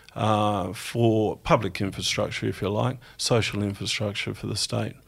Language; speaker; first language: English; native; English